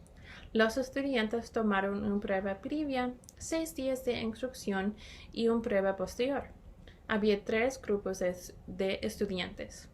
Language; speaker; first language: Spanish; early bilingual, heritage; Spanish